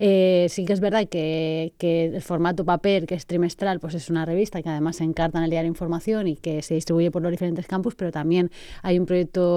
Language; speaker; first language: Spanish; native; Spanish